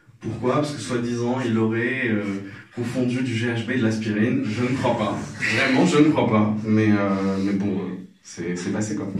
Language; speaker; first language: French; non-native, local second language; Arabic